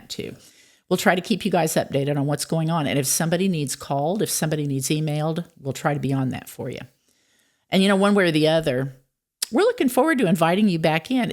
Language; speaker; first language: English; native; English